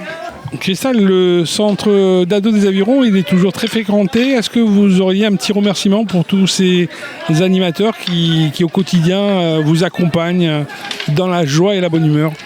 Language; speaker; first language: French; native; French